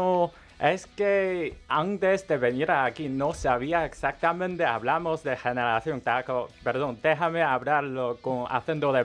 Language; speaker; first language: Spanish; non-native, learner; Chinese